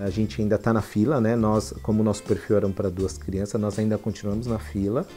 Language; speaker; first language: Portuguese; native; Portuguese